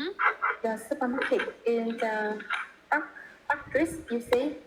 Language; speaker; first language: English; non-native, learner; Vietnamese